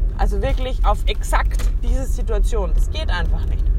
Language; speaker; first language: German; native; German